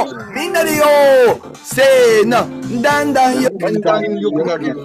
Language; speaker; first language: Japanese; native; Japanese